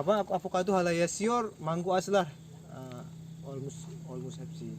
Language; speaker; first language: Turkish; non-native, learner; Indonesian